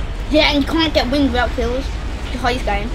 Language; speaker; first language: English; native; English